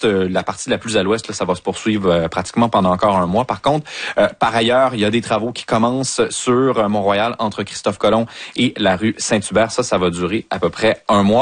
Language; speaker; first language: French; native; French